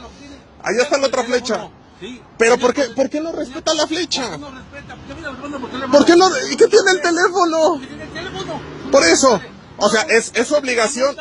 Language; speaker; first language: Spanish; native; Spanish